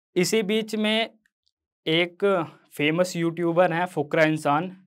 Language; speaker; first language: Hindi; native; Hindi